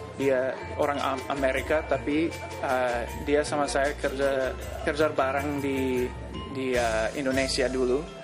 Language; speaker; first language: Indonesian; non-native, fluent; English